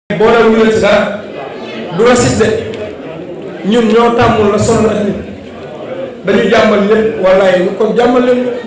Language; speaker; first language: Wolof; native; Wolof